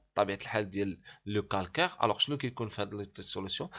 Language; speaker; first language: French; non-native, local second language; Arabic